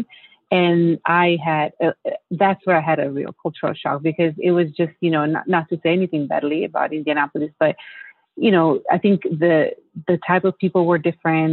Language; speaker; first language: English; non-native, fluent; Italian